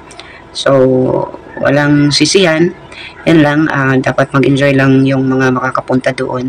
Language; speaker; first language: Filipino; native; Filipino